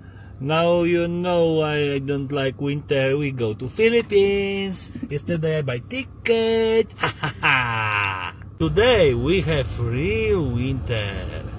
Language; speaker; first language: English; non-native, learner; Polish